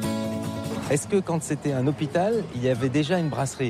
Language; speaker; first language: French; native; French